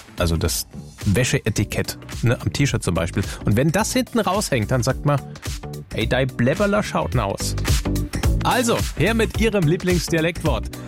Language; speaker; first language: German; native; German